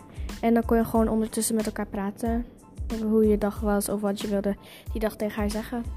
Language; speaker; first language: Dutch; early bilingual, other home language; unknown